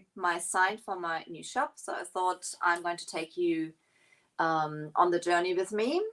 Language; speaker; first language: English; non-native, fluent; German